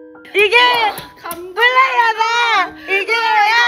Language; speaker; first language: Spanish; non-native, fluent; Korean